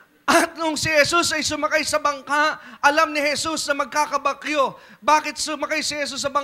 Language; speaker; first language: Filipino; native; Filipino